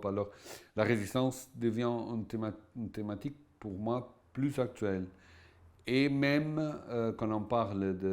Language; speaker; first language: French; non-native, fluent; Portuguese